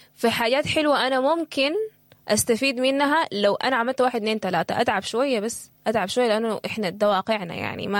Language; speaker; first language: Arabic; native; Arabic